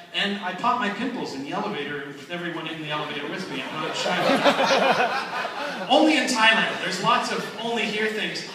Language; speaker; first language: English; native; English